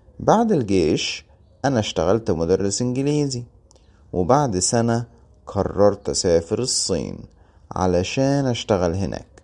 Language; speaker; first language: Arabic; early bilingual, heritage; Arabic